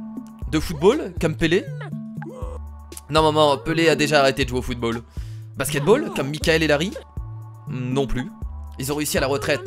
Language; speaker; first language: French; native; French